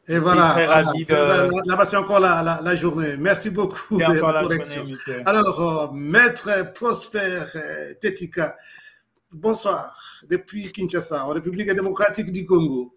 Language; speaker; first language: French; non-native, local second language; Lingala